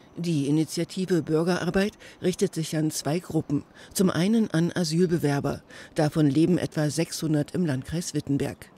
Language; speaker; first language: German; native; German